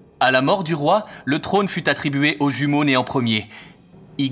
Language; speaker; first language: French; native; French